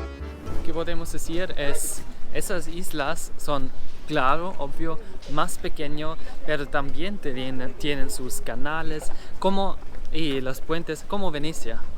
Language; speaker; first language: Spanish; non-native, learner; German